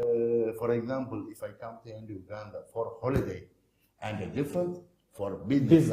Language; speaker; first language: English; non-native, learner; Turkish